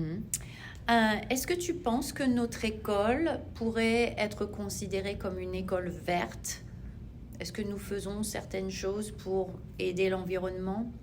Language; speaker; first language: French; non-native, fluent; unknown